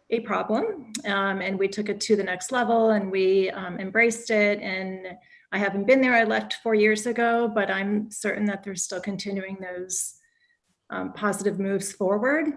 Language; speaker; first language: English; native; English